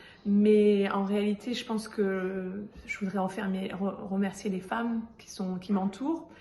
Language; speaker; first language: French; native; French